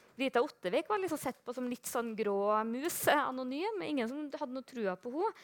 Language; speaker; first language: Norwegian; native; Norwegian